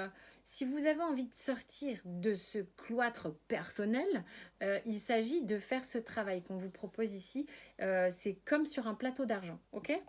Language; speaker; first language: French; native; French